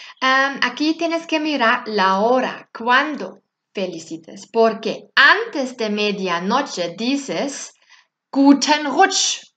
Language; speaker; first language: Spanish; non-native, fluent; German